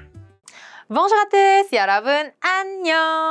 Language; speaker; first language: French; non-native, fluent; Korean